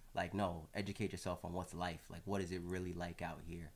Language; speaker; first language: English; native; English